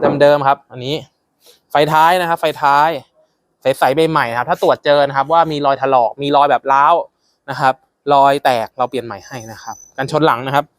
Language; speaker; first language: Thai; native; Thai